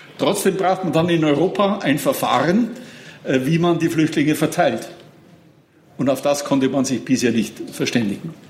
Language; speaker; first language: German; native; German